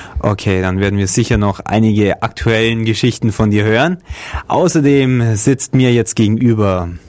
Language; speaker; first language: German; native; German